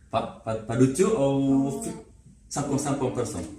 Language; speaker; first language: French; non-native, learner; Indonesian